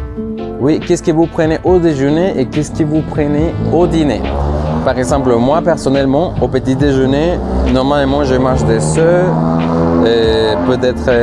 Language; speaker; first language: French; non-native, fluent; Spanish